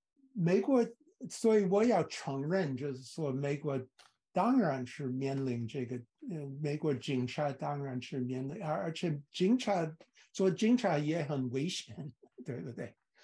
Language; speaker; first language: Chinese; non-native, fluent; English